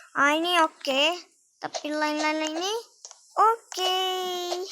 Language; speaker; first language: Malay; native; Malay